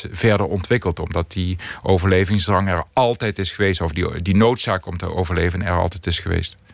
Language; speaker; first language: Dutch; native; Dutch